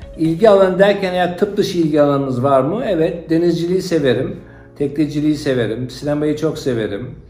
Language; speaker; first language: Turkish; native; Turkish